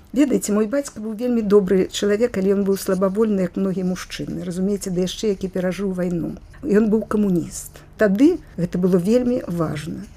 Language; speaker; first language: Belarusian; native; Belarusian